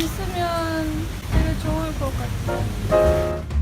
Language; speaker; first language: Korean; non-native, fluent; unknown